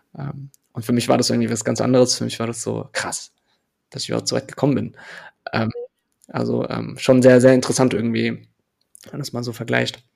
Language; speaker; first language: German; early bilingual, other home language; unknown